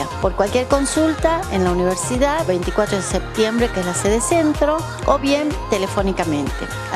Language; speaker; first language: Spanish; native; Spanish